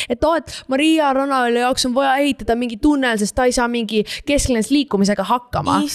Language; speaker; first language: Estonian; native; Estonian